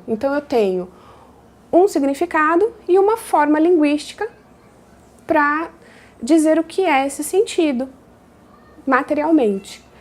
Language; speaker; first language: Portuguese; native; Portuguese